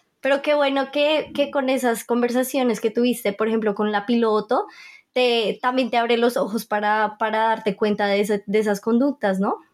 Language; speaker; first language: Spanish; native; Spanish